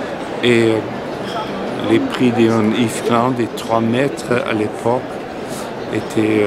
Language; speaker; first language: French; non-native, fluent; German